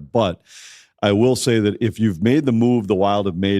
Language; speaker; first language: English; native; English